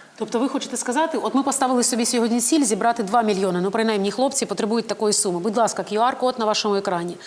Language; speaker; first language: Ukrainian; native; Ukrainian